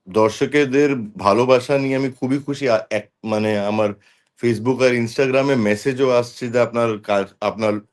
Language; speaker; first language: Bangla; non-native, local second language; Hindi